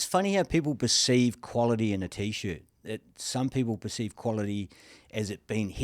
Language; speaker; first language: English; native; English